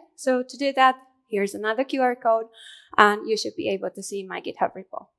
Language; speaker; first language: English; non-native, fluent; Japanese